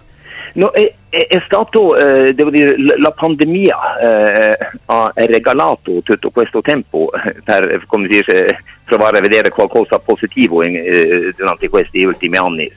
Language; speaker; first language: Italian; non-native, fluent; Norwegian